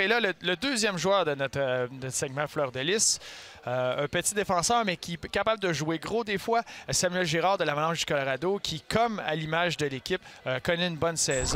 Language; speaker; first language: French; native; French